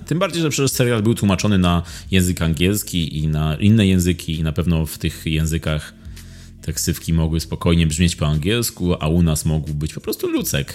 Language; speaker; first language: Polish; native; Polish